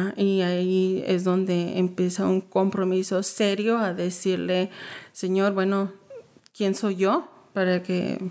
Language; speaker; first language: Spanish; early bilingual, heritage; Spanish